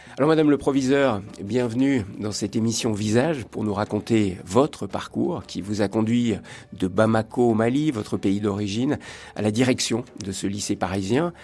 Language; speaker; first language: French; native; French